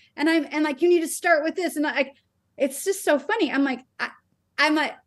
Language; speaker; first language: English; native; English